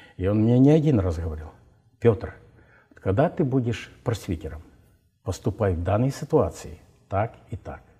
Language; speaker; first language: Russian; non-native, local second language; Ukrainian